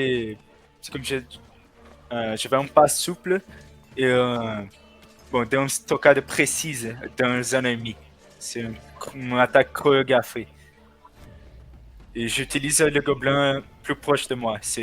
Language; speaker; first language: French; non-native, learner; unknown